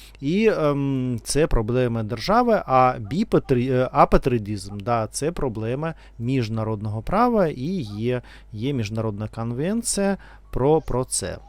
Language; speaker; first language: Ukrainian; non-native, learner; Russian